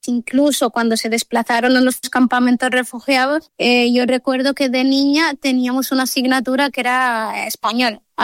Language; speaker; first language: Spanish; non-native, local second language; Arabic